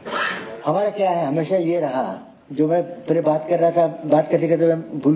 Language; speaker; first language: Hindi; native; Hindi